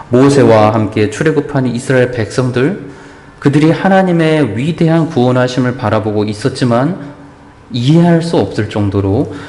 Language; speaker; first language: Korean; native; Korean